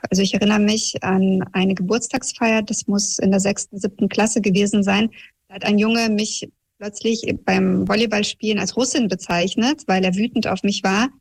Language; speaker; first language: German; early bilingual, heritage; German